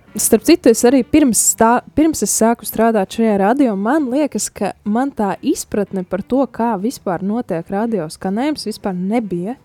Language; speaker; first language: Latvian; native; Latvian